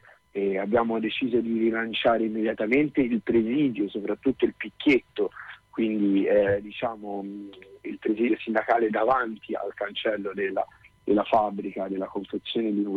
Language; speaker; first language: Italian; native; Italian